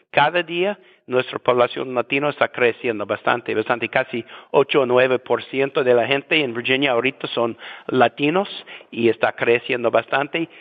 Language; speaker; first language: Spanish; non-native, fluent; English